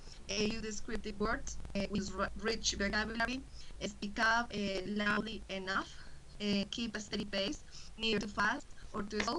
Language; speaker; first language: English; non-native, learner; Spanish